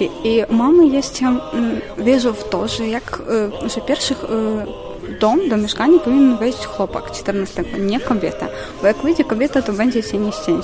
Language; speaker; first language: Polish; non-native, fluent; Ukrainian